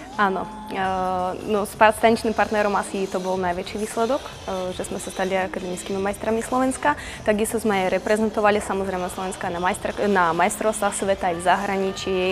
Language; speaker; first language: Slovak; non-native, fluent; Russian